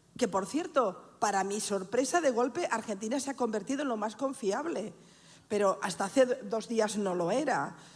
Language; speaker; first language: Spanish; non-native, local second language; Catalan